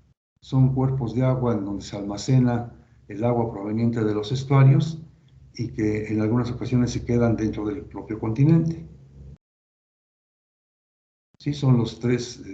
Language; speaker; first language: Spanish; native; Spanish